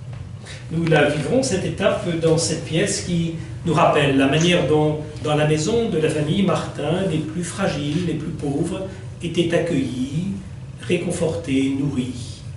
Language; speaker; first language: French; native; French